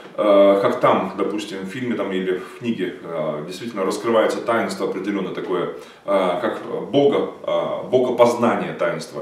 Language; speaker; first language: Russian; native; Russian